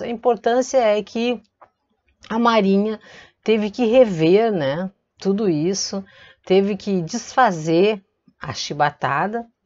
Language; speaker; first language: Portuguese; native; Portuguese